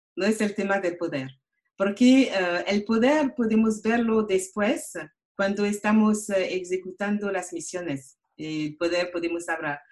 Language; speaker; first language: Spanish; non-native, learner; French